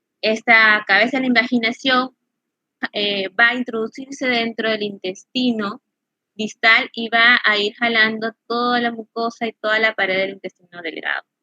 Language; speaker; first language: Spanish; native; Spanish